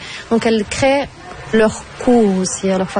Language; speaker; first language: French; non-native, fluent; Portuguese